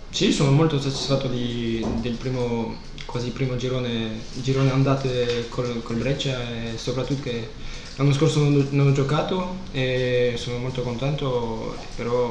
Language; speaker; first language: Italian; non-native, fluent; French